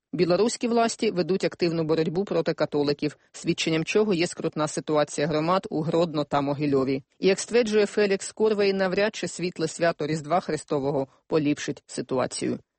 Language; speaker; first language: Ukrainian; native; Ukrainian